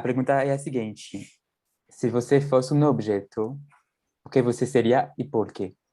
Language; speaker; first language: Portuguese; non-native, fluent; French